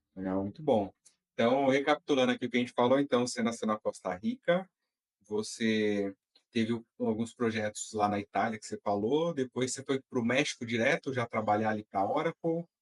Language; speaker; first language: Portuguese; native; Portuguese